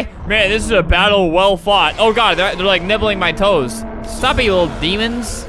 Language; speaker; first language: English; native; English